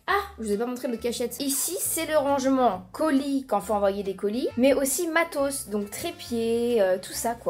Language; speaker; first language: French; native; French